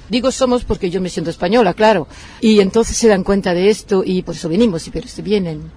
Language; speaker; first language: Spanish; early bilingual, heritage; Spanish